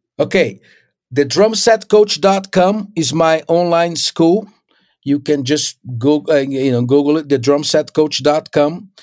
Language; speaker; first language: English; non-native, fluent; Portuguese